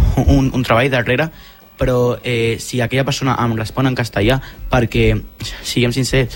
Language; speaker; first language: Catalan; non-native, local second language; Spanish